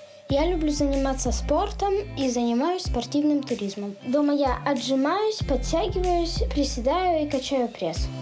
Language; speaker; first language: Russian; early bilingual, heritage; Russian